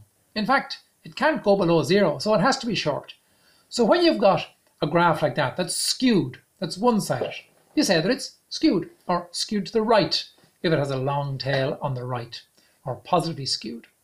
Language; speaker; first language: English; native; English